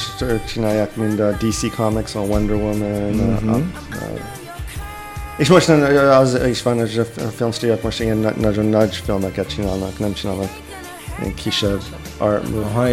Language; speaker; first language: Hungarian; early bilingual, heritage; English